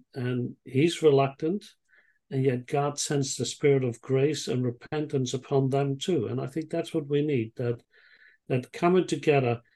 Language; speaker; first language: English; non-native, fluent; Dutch